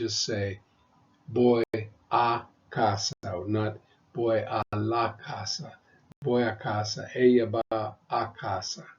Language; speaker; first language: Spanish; non-native, fluent; English